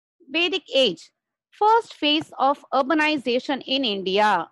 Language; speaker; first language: English; non-native, local second language; Tamil